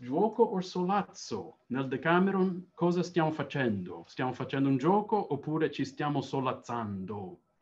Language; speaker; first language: Italian; non-native, fluent; English